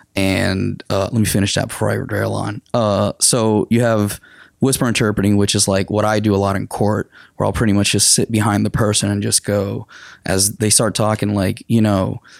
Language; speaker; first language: English; non-native, fluent; Spanish